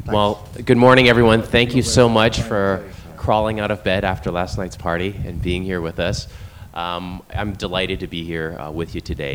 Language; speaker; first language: English; non-native, fluent; Chinese